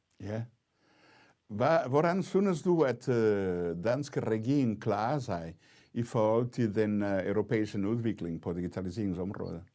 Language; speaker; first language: Danish; non-native, fluent; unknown